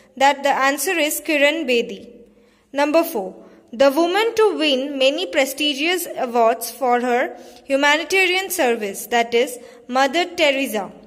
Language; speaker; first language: English; non-native, local second language; Bangla